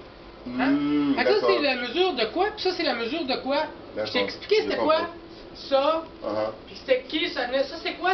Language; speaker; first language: French; native; French